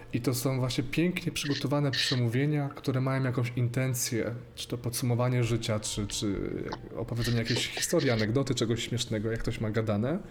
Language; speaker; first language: Polish; native; Polish